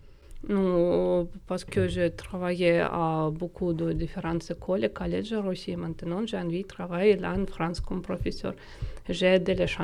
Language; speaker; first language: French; non-native, fluent; Russian